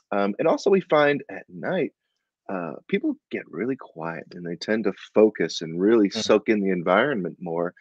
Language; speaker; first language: English; native; English